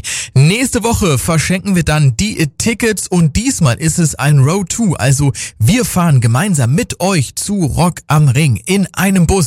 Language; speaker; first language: German; native; German